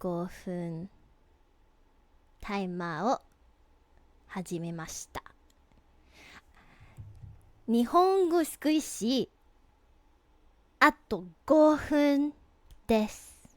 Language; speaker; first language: Japanese; non-native, learner; English